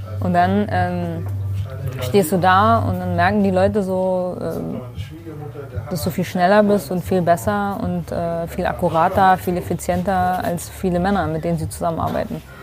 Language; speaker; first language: German; early bilingual, other home language; Kurdish